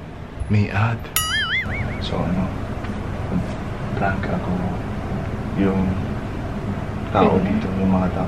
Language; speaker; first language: Filipino; non-native, learner; Arabic